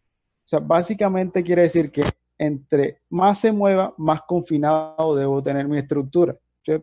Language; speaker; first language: Spanish; native; Spanish